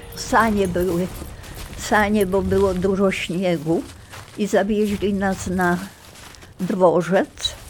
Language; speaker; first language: Polish; native; Polish